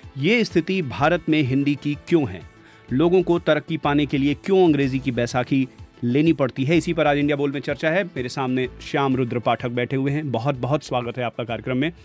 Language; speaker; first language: Hindi; native; Hindi